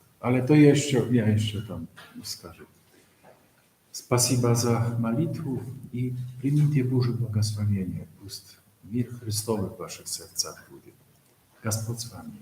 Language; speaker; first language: Russian; non-native, fluent; Polish